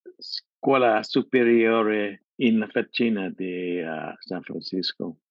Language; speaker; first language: Italian; non-native, learner; English